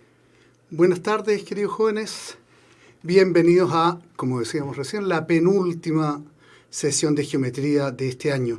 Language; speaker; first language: Spanish; native; Spanish